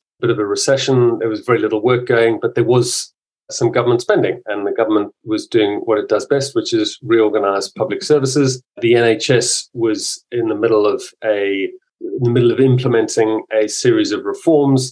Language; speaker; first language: English; native; English